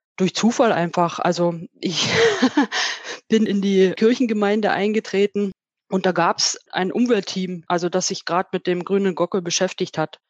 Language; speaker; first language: German; native; German